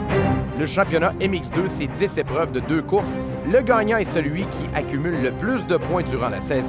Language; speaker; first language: French; native; French